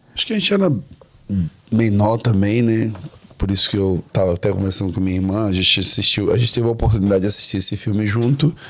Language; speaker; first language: Portuguese; native; Portuguese